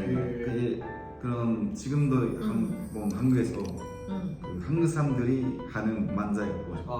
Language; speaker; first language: Korean; non-native, fluent; Japanese